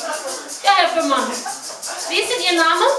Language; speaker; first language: German; native; German